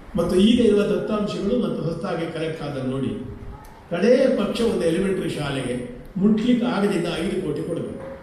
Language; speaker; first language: Kannada; non-native, local second language; Konkani